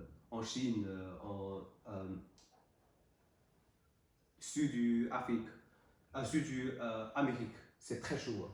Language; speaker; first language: French; non-native, learner; Chinese